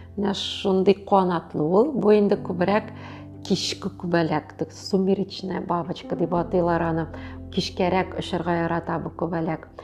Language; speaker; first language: Tatar; native; Tatar